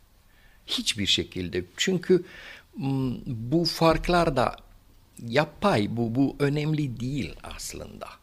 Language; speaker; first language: Turkish; non-native, fluent; Romanian